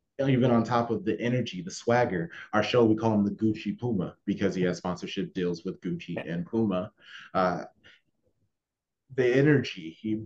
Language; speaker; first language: English; native; English